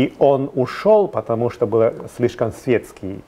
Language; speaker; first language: Russian; non-native, fluent; Italian